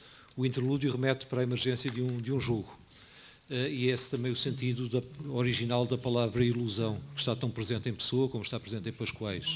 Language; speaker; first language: Portuguese; native; Portuguese